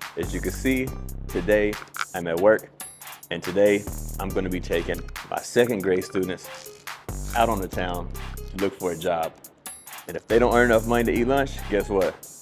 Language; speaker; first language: English; native; English